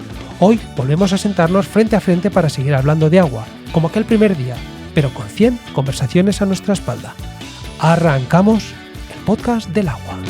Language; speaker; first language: Spanish; native; Spanish